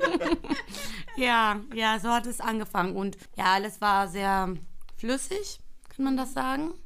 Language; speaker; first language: German; non-native, fluent; Spanish